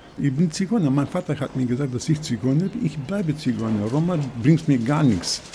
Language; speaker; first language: German; non-native, fluent; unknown